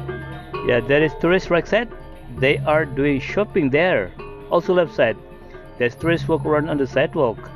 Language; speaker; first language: English; non-native, learner; Indonesian